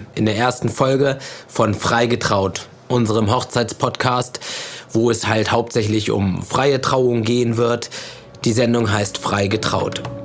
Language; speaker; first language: German; early bilingual, other home language; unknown